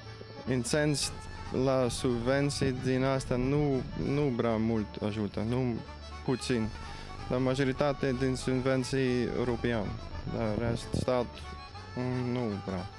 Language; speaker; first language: Romanian; non-native, learner; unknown